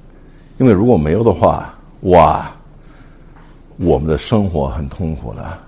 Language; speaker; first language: Chinese; non-native, fluent; English